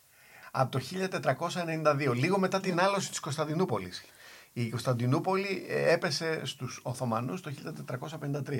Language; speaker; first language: Greek; native; Greek